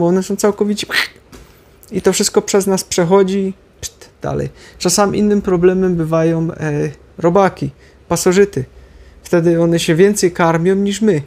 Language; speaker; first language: Polish; native; Polish